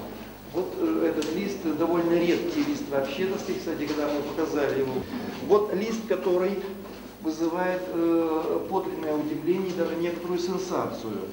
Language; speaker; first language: Russian; native; Russian